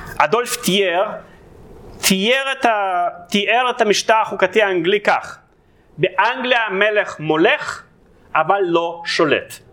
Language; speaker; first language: Hebrew; non-native, fluent; Russian